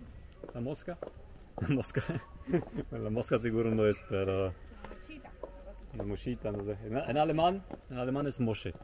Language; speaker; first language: Spanish; non-native, fluent; German